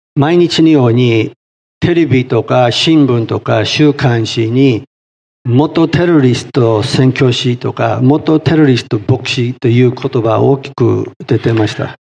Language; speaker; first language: Japanese; non-native, fluent; English